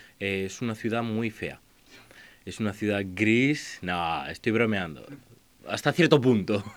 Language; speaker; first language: Spanish; native; Spanish